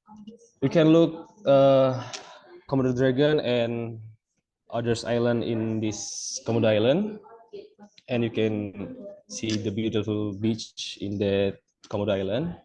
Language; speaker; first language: English; non-native, local second language; Indonesian